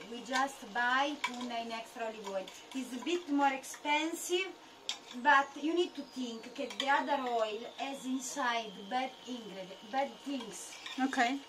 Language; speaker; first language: English; non-native, learner; Italian